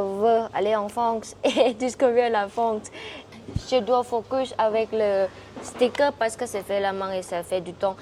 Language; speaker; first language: French; non-native, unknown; Thai